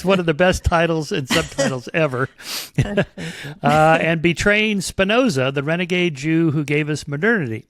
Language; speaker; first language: English; native; English